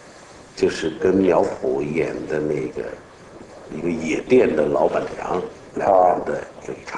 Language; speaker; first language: Chinese; native; Chinese